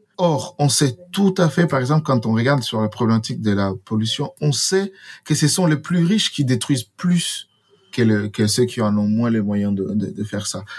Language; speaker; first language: French; non-native, local second language; Swahili